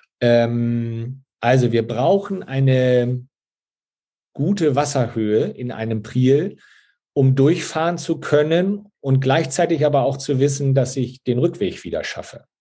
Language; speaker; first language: German; native; German